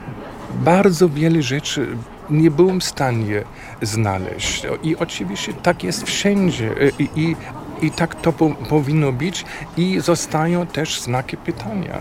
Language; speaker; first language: Polish; non-native, fluent; German